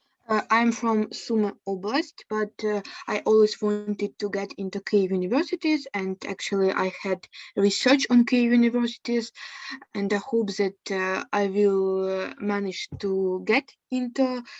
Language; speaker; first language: English; non-native, fluent; Ukrainian